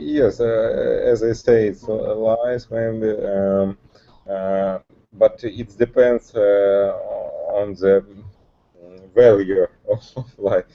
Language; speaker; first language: English; non-native, learner; Russian